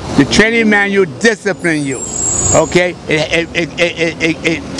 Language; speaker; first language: English; native; English